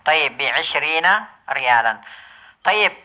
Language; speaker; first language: Arabic; non-native, fluent; Indonesian